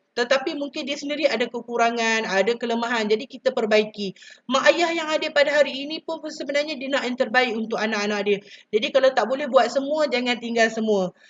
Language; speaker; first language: Malay; native; Malay